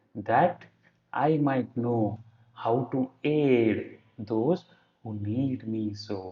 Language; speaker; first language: English; non-native, local second language; Kannada